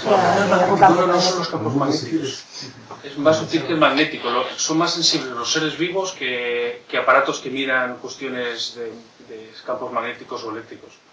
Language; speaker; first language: Spanish; native; Spanish